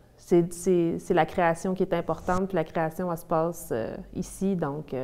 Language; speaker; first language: French; native; French